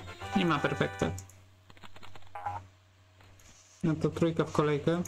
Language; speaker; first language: Polish; native; Polish